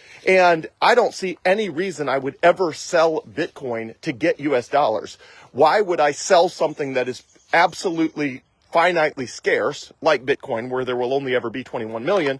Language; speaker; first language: English; native; English